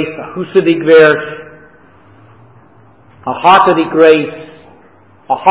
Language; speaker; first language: Hungarian; non-native, fluent; English